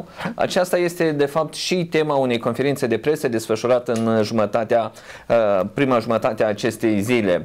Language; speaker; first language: Romanian; native; Romanian